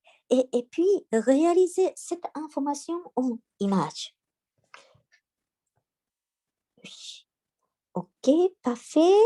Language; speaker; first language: French; non-native, learner; Japanese